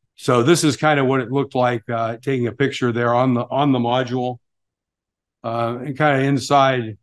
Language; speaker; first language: English; native; English